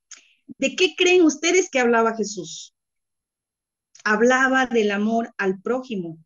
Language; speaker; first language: Spanish; native; Spanish